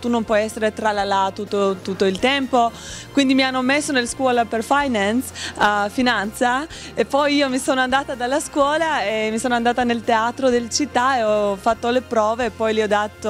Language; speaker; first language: Italian; non-native, learner; Albanian